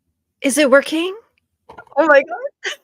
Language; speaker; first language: English; native; English